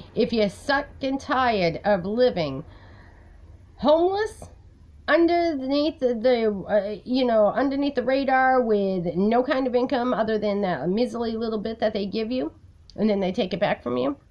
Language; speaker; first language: English; native; English